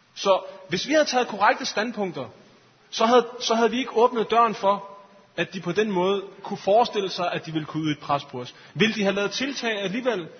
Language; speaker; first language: Danish; early bilingual, other home language; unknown